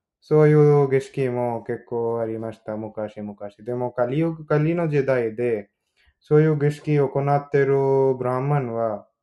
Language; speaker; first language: Japanese; non-native, learner; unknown